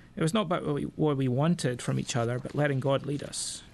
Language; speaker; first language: English; native; English